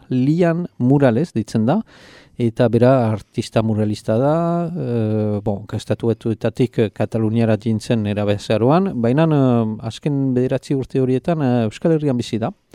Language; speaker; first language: Basque; native; Basque